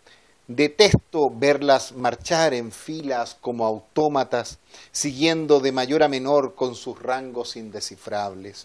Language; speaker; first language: Spanish; native; Spanish